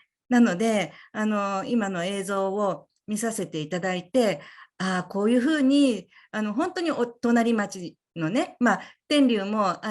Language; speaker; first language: Japanese; native; Japanese